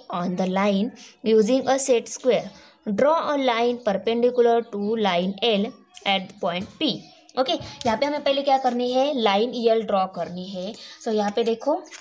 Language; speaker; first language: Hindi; non-native, local second language; Marathi